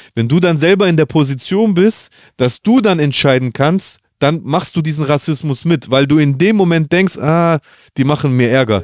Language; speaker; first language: German; early bilingual, other home language; Greek